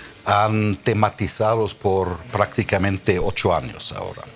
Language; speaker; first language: Spanish; non-native, fluent; German